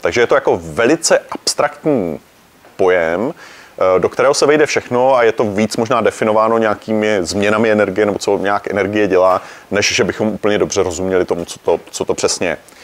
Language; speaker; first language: Czech; native; Czech